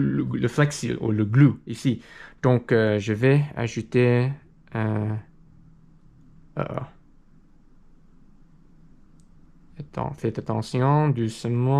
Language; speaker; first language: French; non-native, learner; English